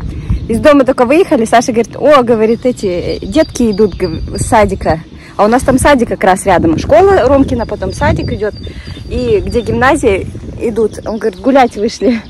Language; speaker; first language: Russian; native; Russian